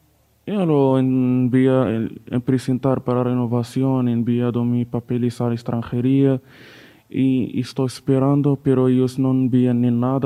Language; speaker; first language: Spanish; non-native, learner; Arabic